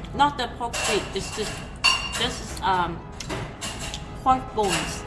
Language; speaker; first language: English; non-native, local second language; Cantonese